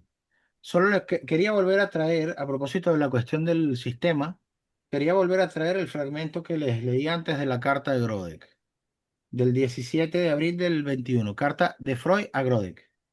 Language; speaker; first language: Spanish; native; Spanish